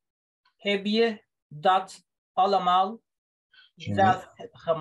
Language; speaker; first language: Dutch; non-native, fluent; Turkish